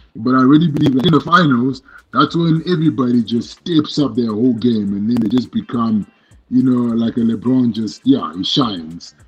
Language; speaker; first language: English; non-native, local second language; Shona